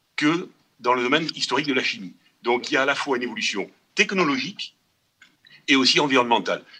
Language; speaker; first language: French; native; French